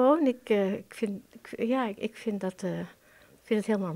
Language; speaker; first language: Dutch; non-native, learner; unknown